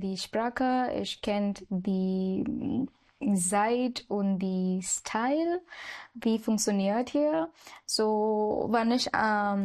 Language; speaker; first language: German; non-native, learner; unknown